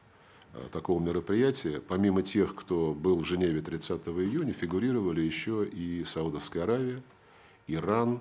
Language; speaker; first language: Russian; native; Russian